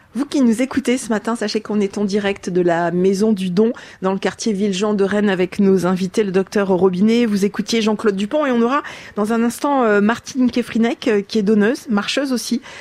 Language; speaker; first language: French; native; French